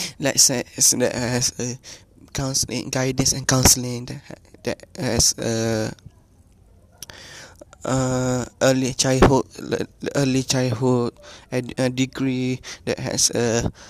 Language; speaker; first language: English; non-native, learner; Malay